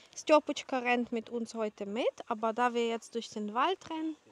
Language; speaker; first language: German; non-native, fluent; Ukrainian